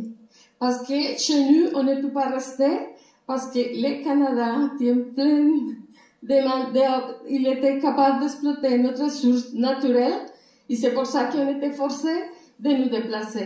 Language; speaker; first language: French; non-native, learner; Spanish